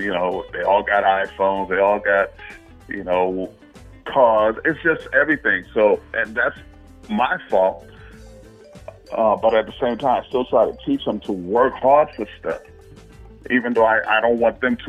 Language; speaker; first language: English; non-native, fluent; Haitian Creole